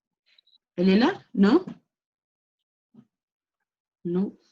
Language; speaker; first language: French; non-native, learner; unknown